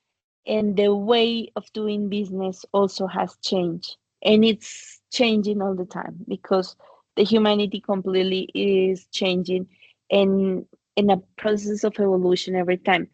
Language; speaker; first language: English; non-native, fluent; Spanish